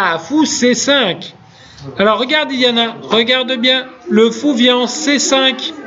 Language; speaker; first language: French; native; French